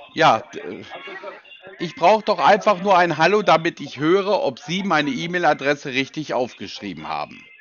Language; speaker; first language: German; native; German